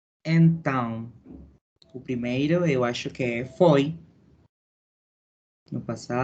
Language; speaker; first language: Portuguese; non-native, learner; Spanish